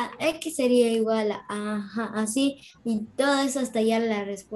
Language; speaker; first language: Spanish; native; Spanish